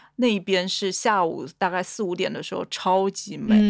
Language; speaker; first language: Chinese; native; Chinese